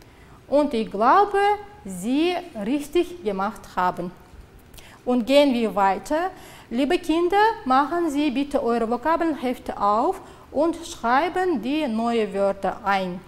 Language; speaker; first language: German; non-native, fluent; Uzbek